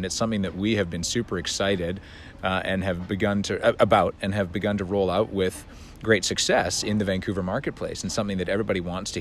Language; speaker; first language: English; native; English